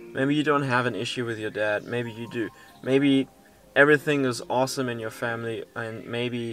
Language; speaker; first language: English; early bilingual, heritage; German